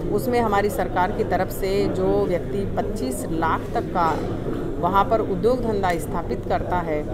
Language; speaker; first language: Hindi; native; Hindi